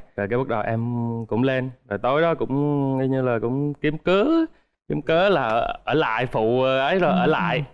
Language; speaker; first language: Vietnamese; native; Vietnamese